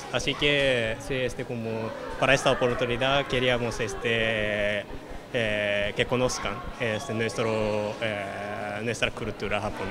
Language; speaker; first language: Spanish; non-native, fluent; Japanese